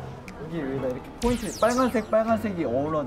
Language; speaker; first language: Korean; native; Korean